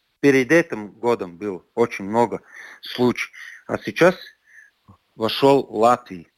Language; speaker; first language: Russian; non-native, local second language; Latvian